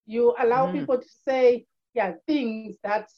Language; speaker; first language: English; non-native, local second language; Shona